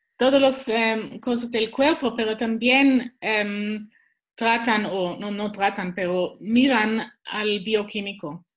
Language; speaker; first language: Spanish; non-native, learner; Swiss German